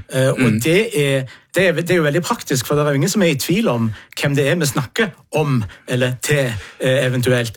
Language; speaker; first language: Norwegian; native; Norwegian